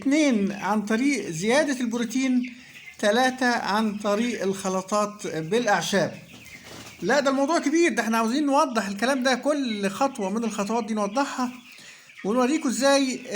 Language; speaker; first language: Arabic; native; Arabic